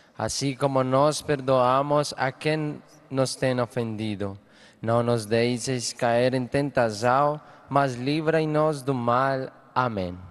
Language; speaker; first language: Portuguese; non-native, learner; Spanish